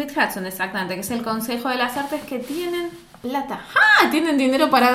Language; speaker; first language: Spanish; native; Spanish